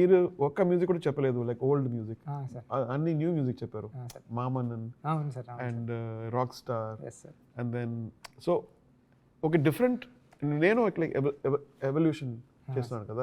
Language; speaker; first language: Telugu; non-native, local second language; Tamil